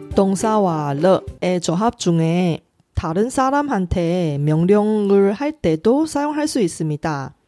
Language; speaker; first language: Korean; non-native, fluent; Chinese